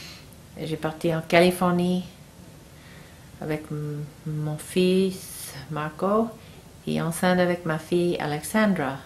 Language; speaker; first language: French; non-native, learner; English